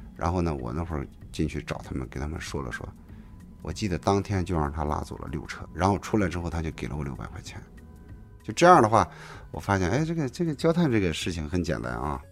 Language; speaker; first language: Chinese; native; Chinese